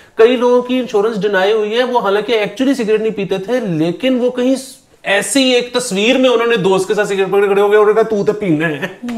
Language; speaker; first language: Urdu; native; Urdu